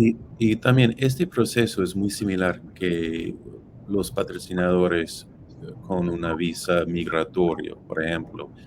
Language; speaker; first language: Spanish; non-native, fluent; English